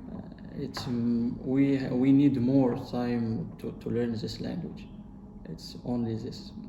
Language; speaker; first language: English; non-native, learner; Arabic